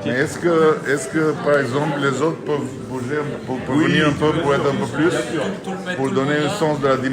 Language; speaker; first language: French; non-native, fluent; Albanian